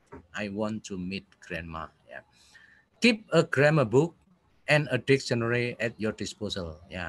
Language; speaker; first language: English; non-native, fluent; Indonesian